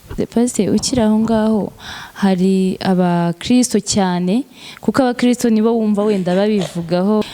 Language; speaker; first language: Kinyarwanda; native; Kinyarwanda